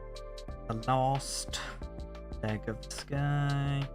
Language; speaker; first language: English; native; English